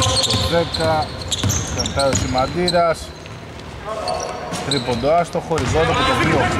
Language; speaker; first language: Greek; native; Greek